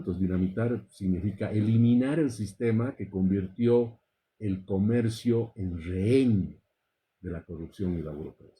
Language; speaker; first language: Spanish; native; Spanish